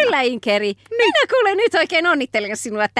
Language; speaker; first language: Finnish; native; Finnish